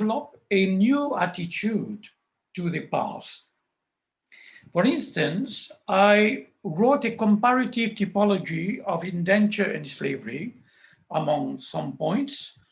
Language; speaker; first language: English; non-native, fluent; French